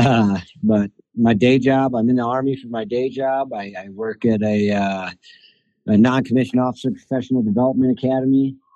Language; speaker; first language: English; native; English